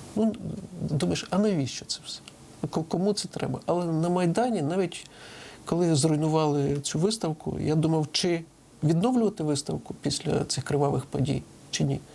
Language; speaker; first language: Ukrainian; native; Ukrainian